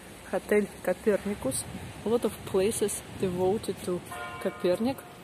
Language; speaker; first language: English; non-native, fluent; Russian